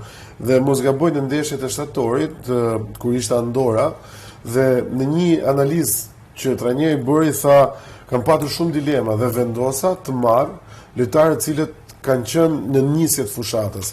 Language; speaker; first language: Albanian; native; Albanian